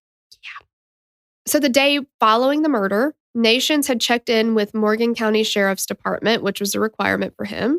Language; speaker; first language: English; native; English